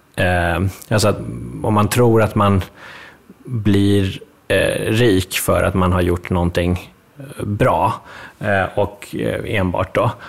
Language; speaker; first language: Swedish; early bilingual, other home language; Persian